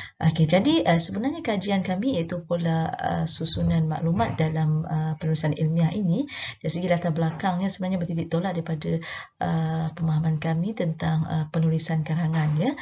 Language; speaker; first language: Malay; native; Malay